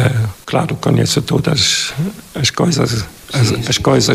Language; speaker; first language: Portuguese; non-native, fluent; German